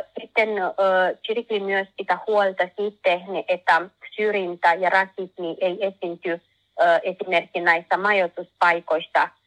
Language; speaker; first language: Finnish; non-native, learner; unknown